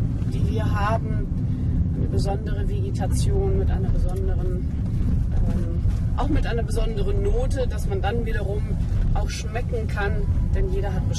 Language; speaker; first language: German; native; German